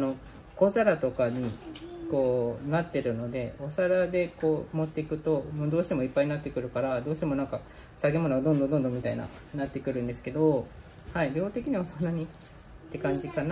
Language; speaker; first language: Japanese; native; Japanese